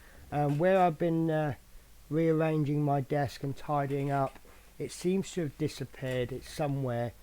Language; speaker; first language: English; native; English